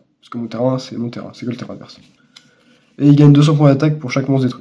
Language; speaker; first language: French; native; French